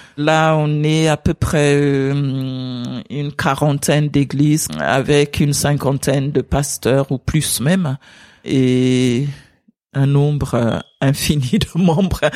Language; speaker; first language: French; non-native, fluent; English